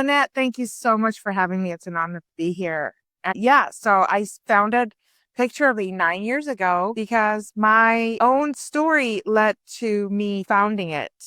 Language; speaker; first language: English; early bilingual, other home language; Persian